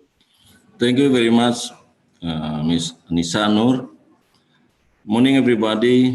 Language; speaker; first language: English; non-native, fluent; Indonesian